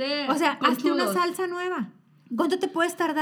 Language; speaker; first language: Spanish; native; Spanish